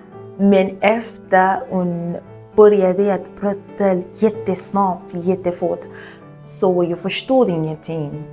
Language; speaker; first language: Swedish; non-native, learner; Yoruba